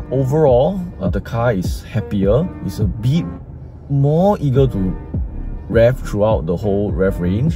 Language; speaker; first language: English; native; English